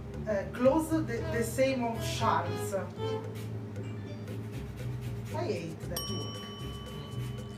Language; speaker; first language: English; non-native, learner; Italian